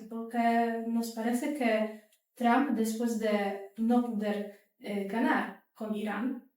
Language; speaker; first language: Spanish; non-native, fluent; Polish